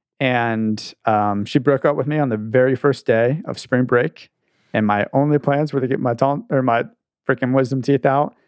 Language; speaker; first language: English; native; English